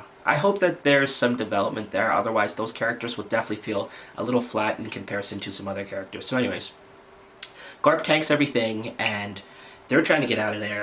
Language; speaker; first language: English; native; English